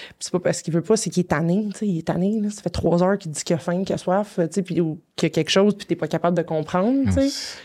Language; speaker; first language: French; native; French